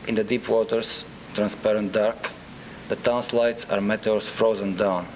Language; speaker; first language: English; non-native, fluent; Bulgarian